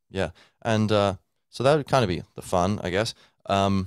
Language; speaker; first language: English; native; English